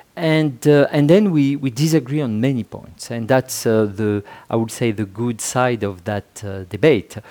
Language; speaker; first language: English; non-native, fluent; French